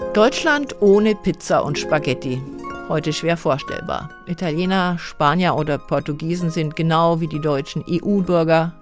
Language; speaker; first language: German; native; German